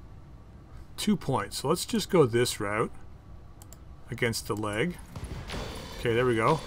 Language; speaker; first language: English; native; English